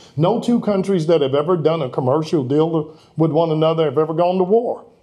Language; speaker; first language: English; native; English